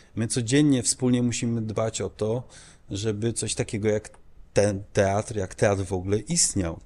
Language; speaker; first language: Polish; early bilingual, heritage; Polish